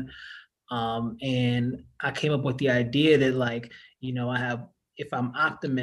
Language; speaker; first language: English; native; English